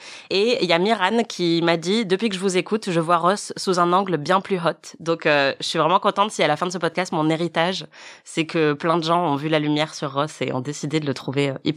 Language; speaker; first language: French; native; French